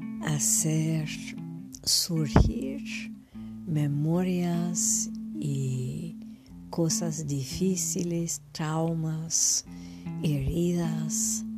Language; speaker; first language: Spanish; non-native, fluent; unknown